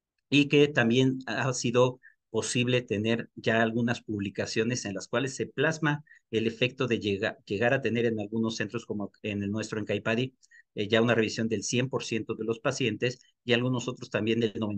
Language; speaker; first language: Spanish; native; Spanish